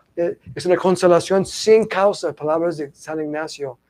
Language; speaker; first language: Spanish; non-native, fluent; English